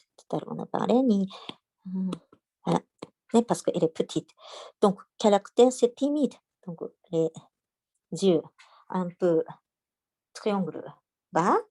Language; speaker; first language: French; non-native, learner; Japanese